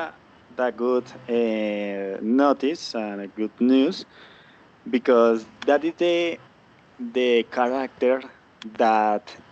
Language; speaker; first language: English; non-native, learner; Spanish